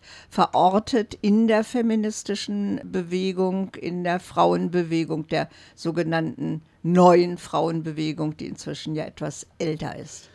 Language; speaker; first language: German; native; German